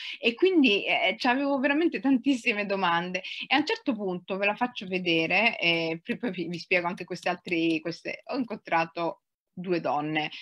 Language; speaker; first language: Italian; early bilingual, other home language; Somali